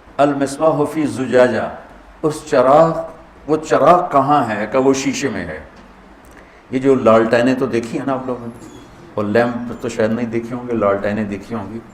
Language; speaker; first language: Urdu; non-native, local second language; Punjabi